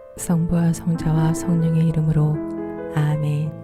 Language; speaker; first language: Korean; native; Korean